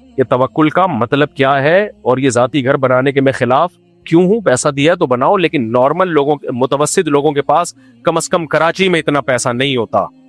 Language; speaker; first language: Urdu; native; Urdu